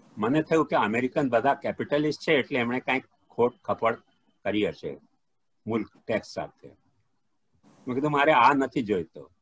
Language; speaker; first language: Gujarati; non-native, local second language; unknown